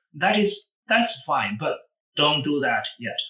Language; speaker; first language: English; non-native, fluent; Chinese